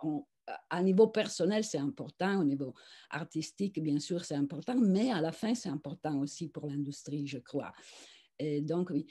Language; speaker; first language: French; non-native, fluent; Italian